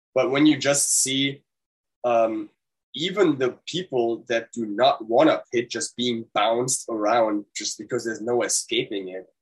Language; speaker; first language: English; non-native, fluent; German